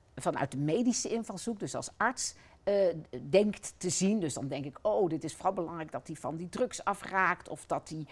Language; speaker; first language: Dutch; native; Dutch